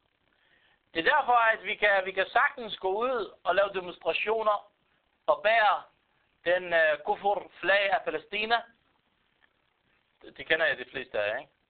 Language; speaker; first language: Danish; non-native, fluent; Arabic